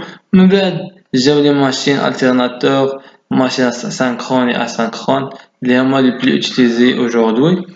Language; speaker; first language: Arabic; native; Arabic